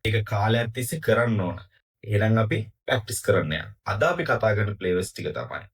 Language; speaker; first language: Sinhala; native; Sinhala